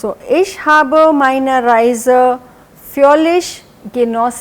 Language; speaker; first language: German; non-native, fluent; Hindi